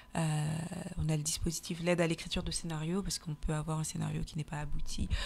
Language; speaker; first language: French; native; French